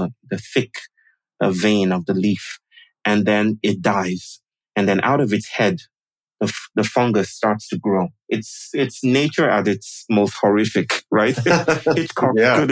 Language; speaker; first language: English; non-native, local second language; Yoruba